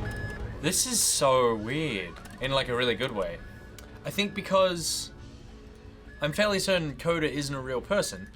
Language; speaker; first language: English; native; English